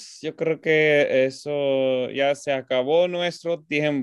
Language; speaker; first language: Spanish; non-native, fluent; English